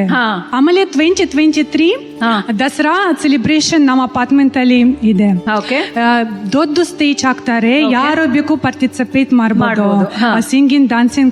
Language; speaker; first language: Kannada; non-native, learner; Russian